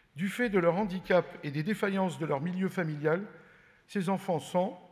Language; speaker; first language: French; native; French